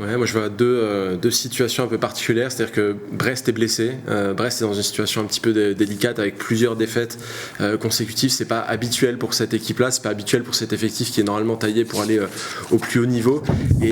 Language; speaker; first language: French; native; French